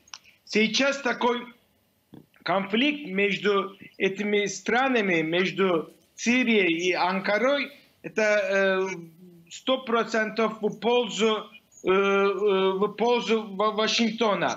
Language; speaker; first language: Russian; non-native, fluent; Turkish